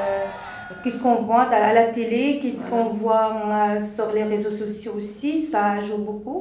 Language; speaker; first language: French; non-native, local second language; Arabic